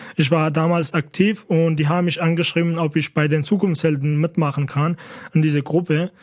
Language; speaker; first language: German; non-native, fluent; Kurdish